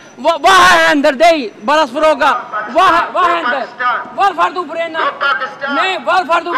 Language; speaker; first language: Swedish; non-native, learner; Urdu